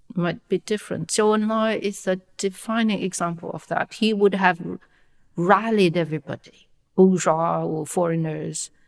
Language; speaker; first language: English; non-native, fluent; Chinese